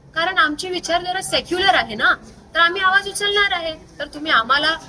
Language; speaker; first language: Marathi; non-native, local second language; Urdu